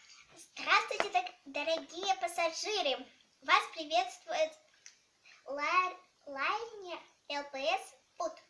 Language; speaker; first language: Russian; native; Russian